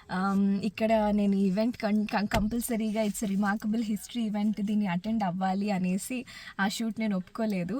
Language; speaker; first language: Telugu; native; Telugu